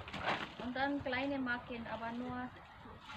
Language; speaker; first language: German; non-native, fluent; Cebuano